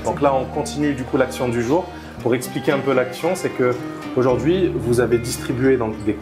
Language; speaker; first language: French; native; French